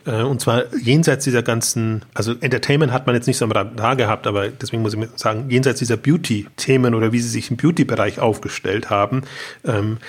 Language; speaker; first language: German; native; German